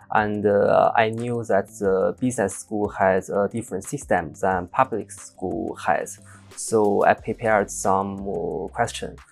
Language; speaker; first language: English; non-native, learner; Chinese